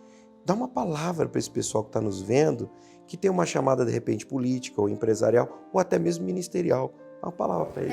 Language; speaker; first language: Portuguese; native; Portuguese